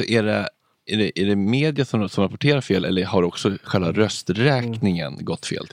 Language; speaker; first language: Swedish; native; Swedish